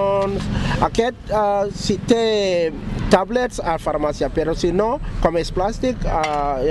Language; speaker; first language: Catalan; non-native, learner; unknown